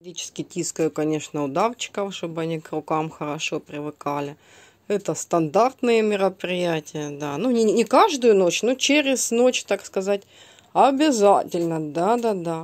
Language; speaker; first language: Russian; native; Russian